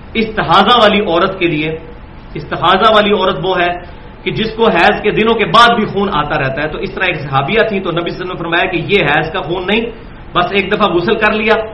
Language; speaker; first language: Urdu; non-native, local second language; Punjabi